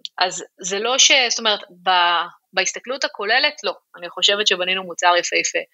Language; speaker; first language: Hebrew; native; Hebrew